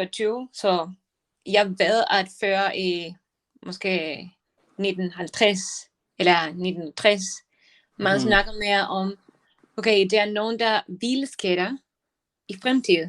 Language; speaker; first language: Danish; non-native, learner; Spanish